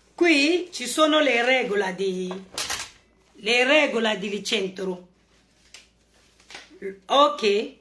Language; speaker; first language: Italian; non-native, learner; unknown